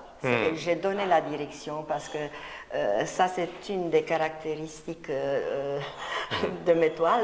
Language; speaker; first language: French; non-native, fluent; Romanian